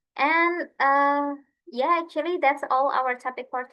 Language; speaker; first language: English; non-native, fluent; Indonesian